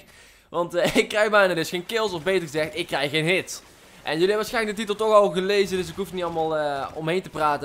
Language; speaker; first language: Dutch; native; Dutch